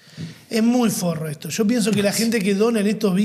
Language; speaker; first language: Spanish; native; Spanish